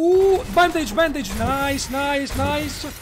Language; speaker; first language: English; non-native, learner; Italian